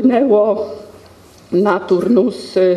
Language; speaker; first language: Polish; native; Polish